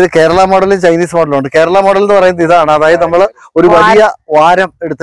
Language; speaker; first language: Malayalam; native; Malayalam